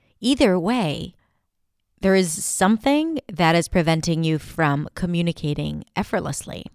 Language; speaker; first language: English; non-native, fluent; Hebrew